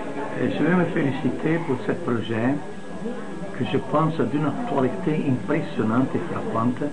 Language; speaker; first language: French; non-native, fluent; Italian